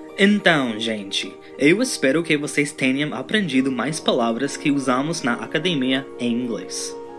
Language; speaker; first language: Portuguese; non-native, fluent; English